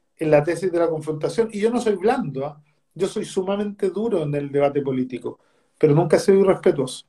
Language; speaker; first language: Spanish; native; Spanish